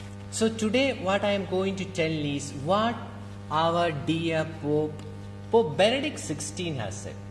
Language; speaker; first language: English; non-native, local second language; Malayalam